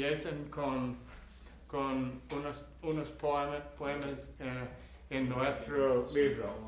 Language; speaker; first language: Spanish; non-native, learner; English